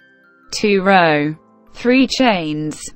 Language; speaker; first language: English; non-native, learner; Spanish